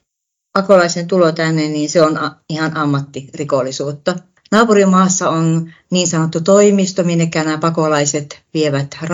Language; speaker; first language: Finnish; native; Finnish